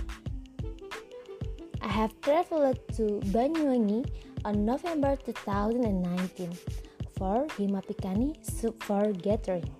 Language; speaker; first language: English; non-native, learner; Indonesian